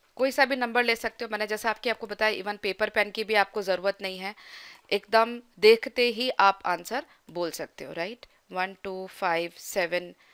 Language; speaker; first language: Hindi; native; Hindi